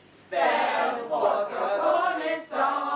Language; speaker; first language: French; non-native, learner; Russian